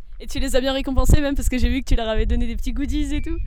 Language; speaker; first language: French; native; French